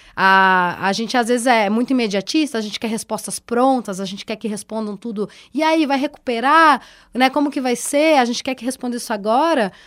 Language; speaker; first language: Portuguese; native; Portuguese